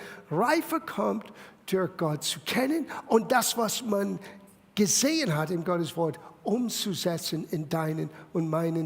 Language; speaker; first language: German; non-native, fluent; English